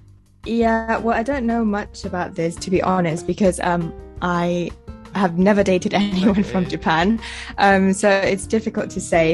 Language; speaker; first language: English; non-native, fluent; Thai